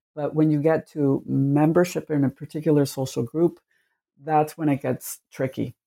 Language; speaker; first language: English; early bilingual, other home language; Spanish